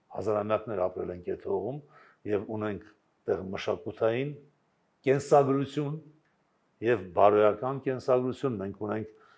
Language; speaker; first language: Armenian; native; Armenian